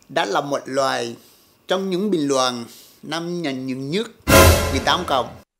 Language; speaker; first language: Vietnamese; non-native, fluent; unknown